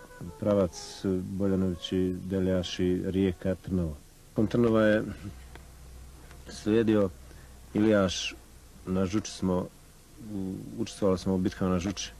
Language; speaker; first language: Bosnian; native; Bosnian